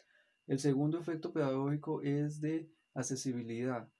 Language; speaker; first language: Spanish; native; Spanish